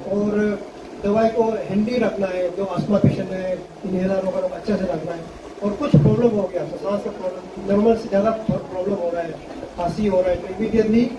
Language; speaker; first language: Hindi; non-native, local second language; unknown